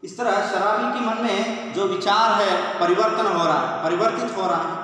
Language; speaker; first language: Hindi; non-native, local second language; Kannada